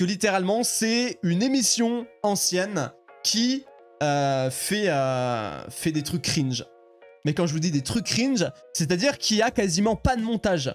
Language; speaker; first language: French; native; French